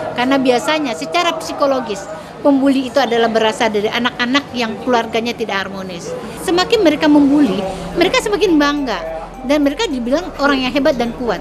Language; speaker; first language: Indonesian; native; Indonesian